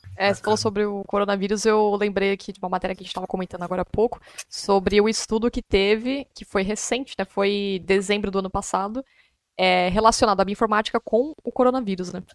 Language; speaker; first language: Portuguese; native; Portuguese